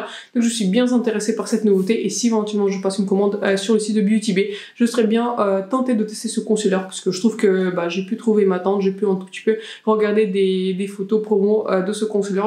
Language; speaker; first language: French; native; French